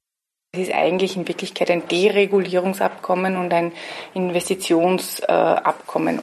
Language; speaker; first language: German; native; German